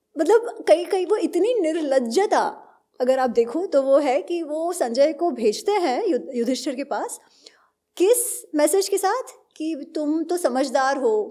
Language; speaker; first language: Hindi; non-native, local second language; Gujarati